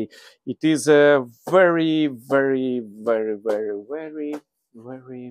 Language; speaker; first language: English; non-native, learner; Russian